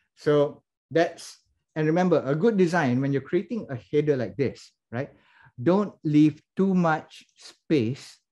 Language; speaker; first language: English; non-native, local second language; Malay